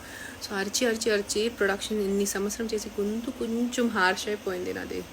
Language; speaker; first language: Telugu; non-native, local second language; Marathi